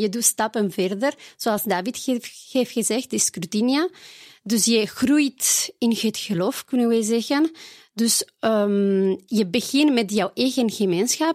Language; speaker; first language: Dutch; non-native, fluent; Spanish